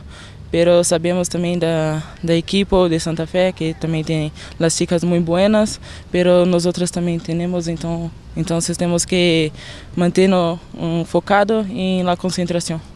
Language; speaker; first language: Spanish; non-native, learner; Portuguese